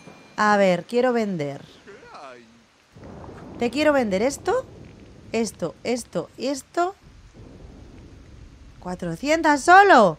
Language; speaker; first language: Spanish; native; Spanish